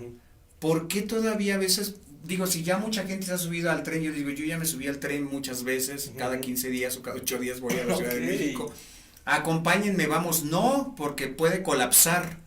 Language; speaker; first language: Spanish; native; Spanish